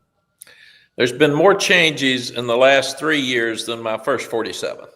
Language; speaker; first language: English; native; English